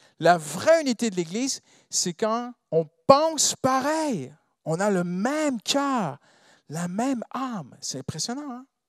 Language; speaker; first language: French; non-native, fluent; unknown